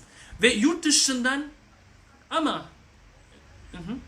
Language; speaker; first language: Turkish; non-native, learner; French